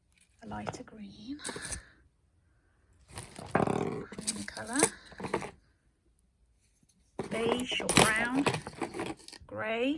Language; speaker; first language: English; native; English